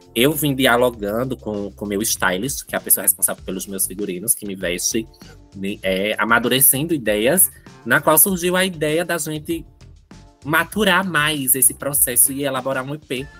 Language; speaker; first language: Portuguese; native; Portuguese